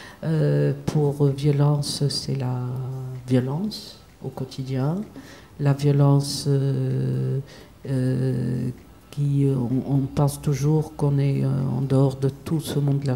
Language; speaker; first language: French; non-native, local second language; Arabic